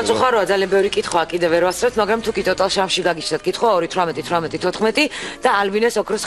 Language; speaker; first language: Georgian; native; Georgian